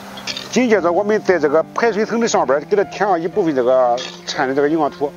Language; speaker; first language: Chinese; native; Chinese